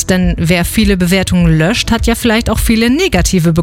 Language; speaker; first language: German; native; German